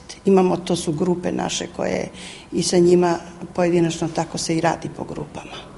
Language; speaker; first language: Serbian; native; Serbian